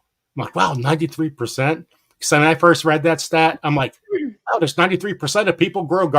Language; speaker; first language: English; native; English